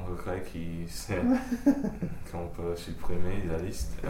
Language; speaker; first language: French; early bilingual, heritage; French